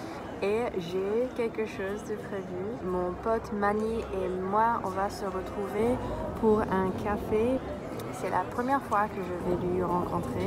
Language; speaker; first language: French; non-native, fluent; English